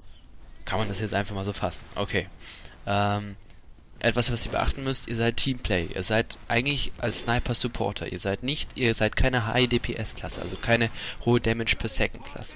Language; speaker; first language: German; native; German